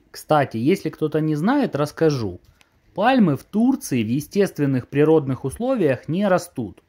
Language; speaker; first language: Russian; native; Russian